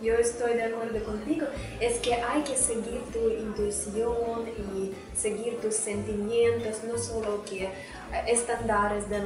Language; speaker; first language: Spanish; non-native, fluent; Russian